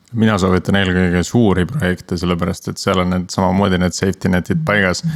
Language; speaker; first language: Estonian; native; Estonian